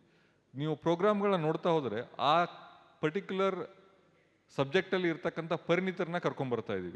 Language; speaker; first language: Kannada; native; Kannada